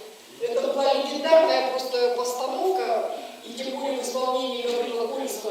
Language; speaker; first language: Russian; native; Russian